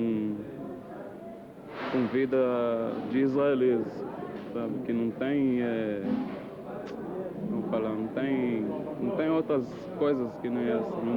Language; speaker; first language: Portuguese; early bilingual, heritage; Portuguese